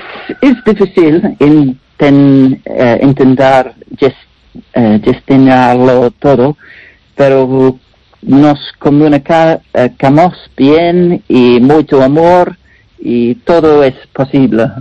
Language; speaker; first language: Spanish; non-native, learner; English